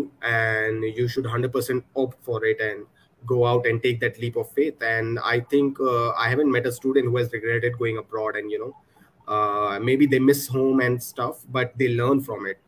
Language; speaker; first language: English; non-native, local second language; Punjabi